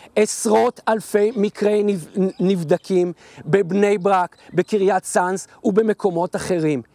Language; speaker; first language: Hebrew; native; Hebrew